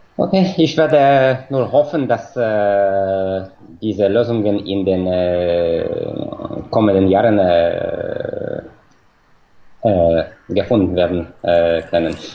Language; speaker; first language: German; non-native, fluent; Russian